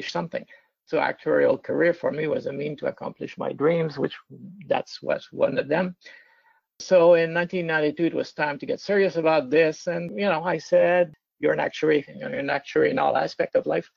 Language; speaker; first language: English; native; English